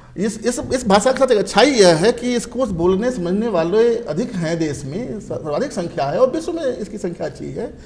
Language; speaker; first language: Hindi; native; Hindi